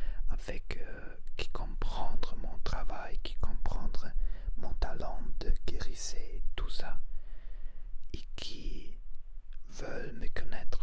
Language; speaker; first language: French; non-native, learner; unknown